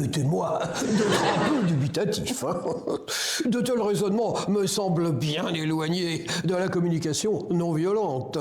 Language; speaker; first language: French; native; French